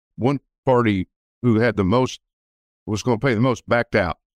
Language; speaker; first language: English; native; English